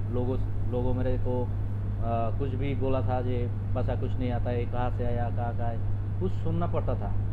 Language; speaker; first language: Hindi; non-native, learner; Bangla